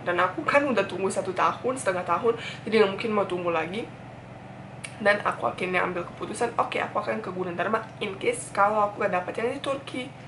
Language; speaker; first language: Indonesian; non-native, fluent; Bosnian